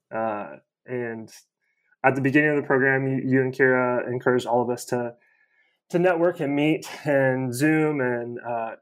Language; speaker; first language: English; native; English